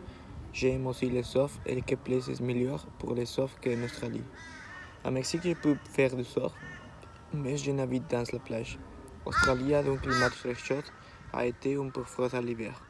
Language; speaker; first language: French; non-native, learner; Spanish